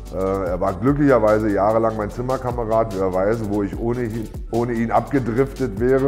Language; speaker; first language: German; native; German